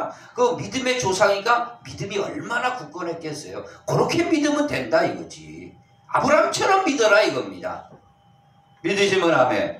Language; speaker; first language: Korean; native; Korean